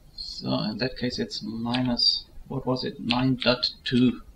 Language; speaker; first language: English; non-native, fluent; German